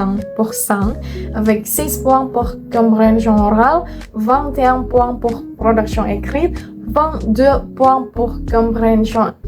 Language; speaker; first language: French; non-native, learner; Indonesian